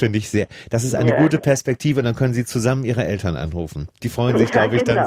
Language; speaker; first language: German; native; German